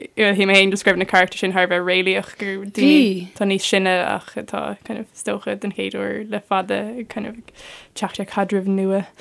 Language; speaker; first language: Irish; native; Irish